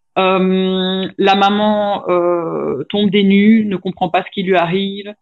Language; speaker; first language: French; native; French